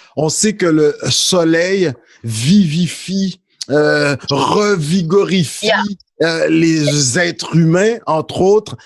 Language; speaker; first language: French; native; French